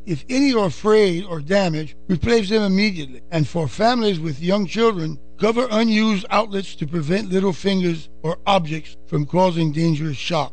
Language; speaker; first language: English; early bilingual, other home language; French